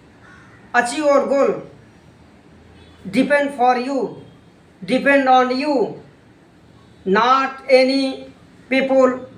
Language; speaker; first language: English; non-native, learner; Hindi